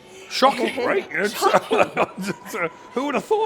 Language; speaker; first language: English; native; English